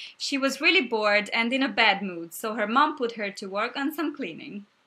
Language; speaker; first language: English; non-native, fluent; Hungarian